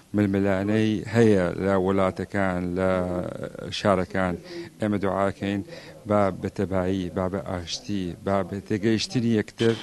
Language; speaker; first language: Central Kurdish; non-native, local second language; Assyrian Neo-Aramaic